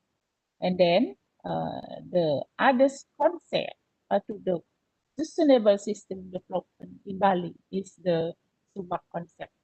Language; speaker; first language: English; non-native, learner; Indonesian